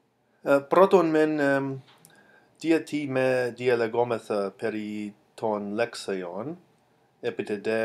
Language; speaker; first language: Greek; non-native, fluent; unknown